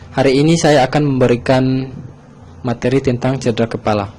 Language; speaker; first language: Indonesian; native; Indonesian